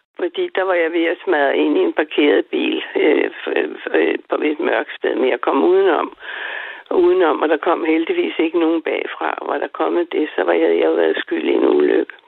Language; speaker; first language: Danish; native; Danish